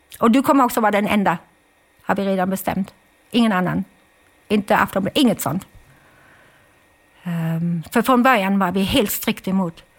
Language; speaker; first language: Swedish; non-native, fluent; German